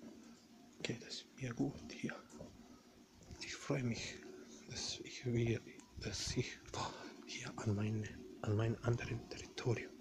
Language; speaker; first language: German; non-native, learner; Bosnian